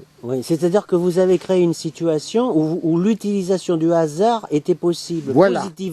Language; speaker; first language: French; native; French